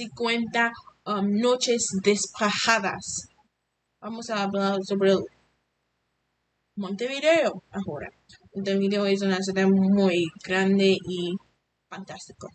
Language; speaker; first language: Spanish; non-native, learner; English